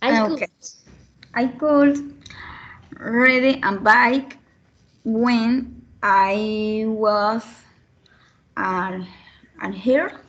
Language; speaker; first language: English; non-native, learner; Spanish